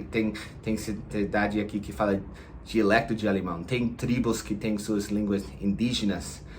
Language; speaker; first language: Portuguese; non-native, fluent; English